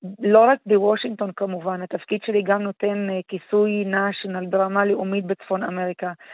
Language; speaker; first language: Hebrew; non-native, local second language; Arabic